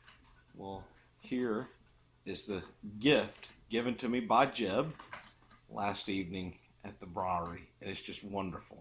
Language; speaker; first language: English; native; English